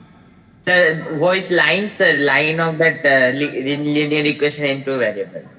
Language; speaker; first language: English; non-native, learner; Hindi